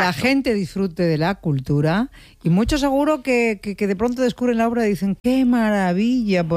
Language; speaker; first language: Spanish; native; Spanish